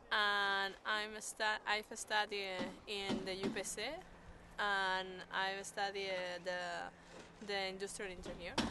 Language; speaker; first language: English; non-native, learner; Spanish